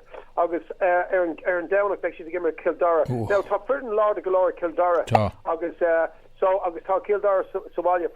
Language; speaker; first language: Irish; non-native, local second language; English